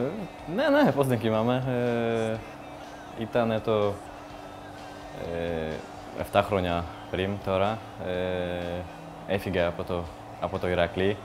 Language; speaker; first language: Greek; non-native, learner; Polish